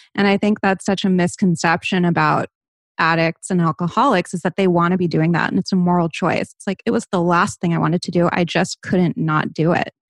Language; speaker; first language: English; native; English